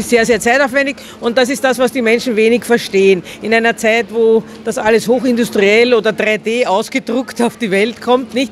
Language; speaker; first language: German; native; German